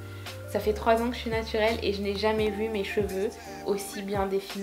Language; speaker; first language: French; native; French